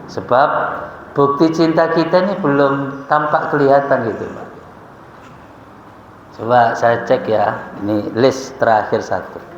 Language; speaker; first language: Indonesian; native; Indonesian